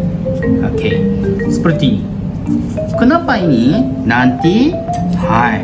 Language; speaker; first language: Indonesian; non-native, learner; Japanese